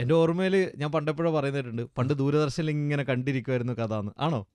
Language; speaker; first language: Malayalam; native; Malayalam